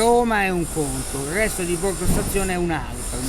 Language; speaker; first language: Italian; native; Italian